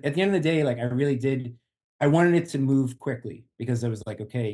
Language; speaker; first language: English; native; English